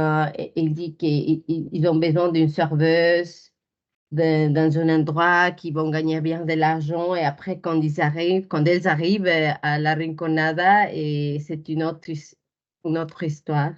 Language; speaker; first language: French; non-native, fluent; Spanish